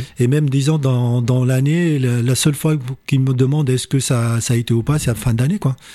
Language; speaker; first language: French; non-native, local second language; Arabic